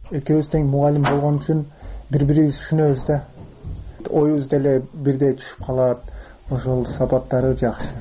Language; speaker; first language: Kyrgyz; non-native, local second language; Uzbek